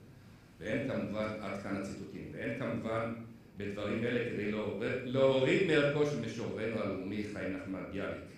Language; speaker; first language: Hebrew; native; Hebrew